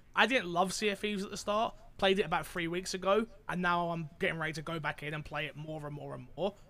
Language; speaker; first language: English; native; English